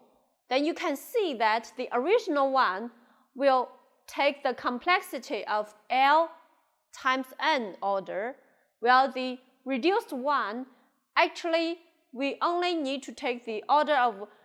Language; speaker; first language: English; non-native, local second language; Chinese